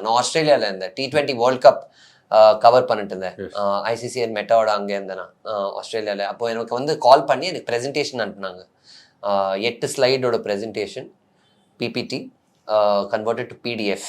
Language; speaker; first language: Tamil; non-native, fluent; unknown